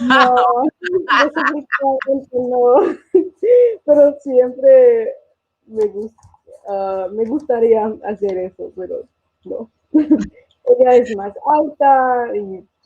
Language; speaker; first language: Spanish; non-native, fluent; English